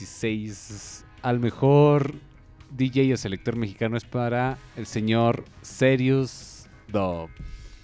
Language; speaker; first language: Spanish; native; Spanish